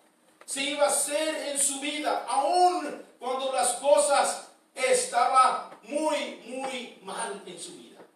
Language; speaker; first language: Spanish; early bilingual, heritage; Spanish